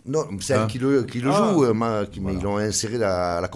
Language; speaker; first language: French; native; French